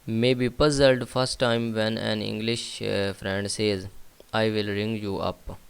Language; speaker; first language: English; non-native, local second language; Punjabi